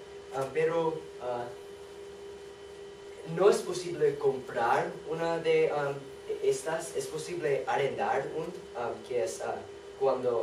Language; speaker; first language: Spanish; non-native, learner; English